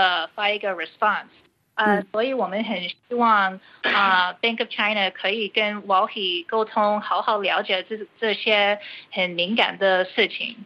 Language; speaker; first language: Chinese; early bilingual, heritage; Chinese